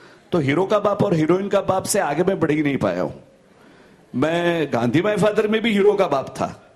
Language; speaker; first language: Hindi; non-native, local second language; Gujarati